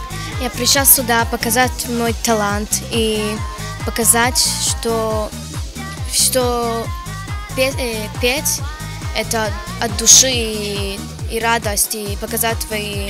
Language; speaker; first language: Russian; early bilingual, heritage; Russian